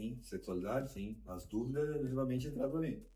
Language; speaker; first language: Portuguese; native; Portuguese